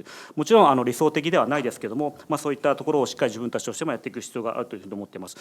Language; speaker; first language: Japanese; native; Japanese